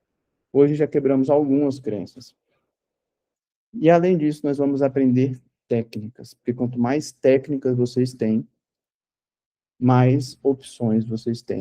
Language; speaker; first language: Portuguese; native; Portuguese